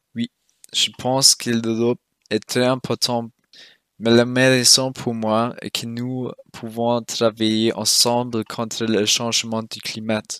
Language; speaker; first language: French; non-native, fluent; German